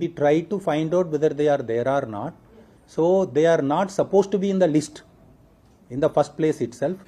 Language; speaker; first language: English; non-native, local second language; Marathi